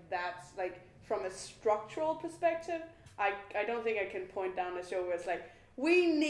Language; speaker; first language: English; non-native, fluent; Danish